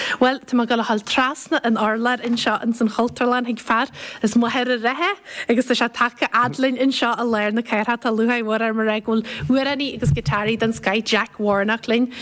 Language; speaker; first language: Irish; native; Irish